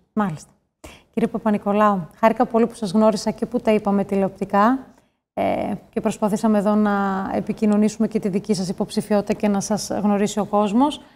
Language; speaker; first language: Greek; native; Greek